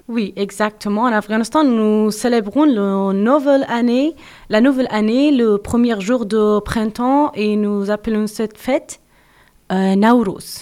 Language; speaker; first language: French; non-native, learner; Persian